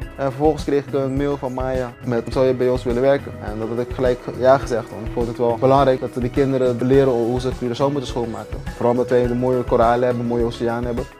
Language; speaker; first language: Dutch; non-native, local second language; Papiamento